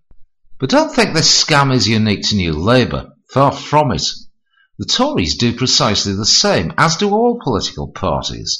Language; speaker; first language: English; native; English